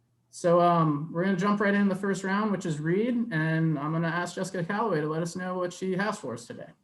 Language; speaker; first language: English; native; English